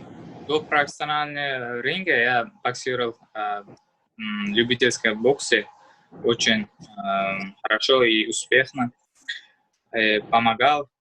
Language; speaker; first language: Russian; non-native, learner; Uzbek